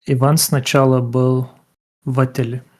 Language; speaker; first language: Russian; non-native, learner; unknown